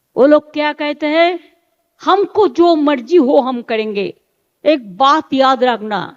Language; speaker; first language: Hindi; non-native, local second language; Bangla